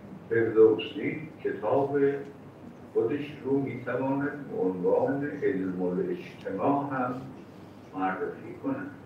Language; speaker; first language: Persian; native; Persian